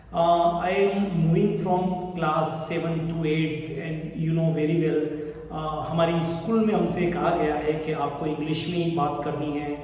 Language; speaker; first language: Hindi; native; Hindi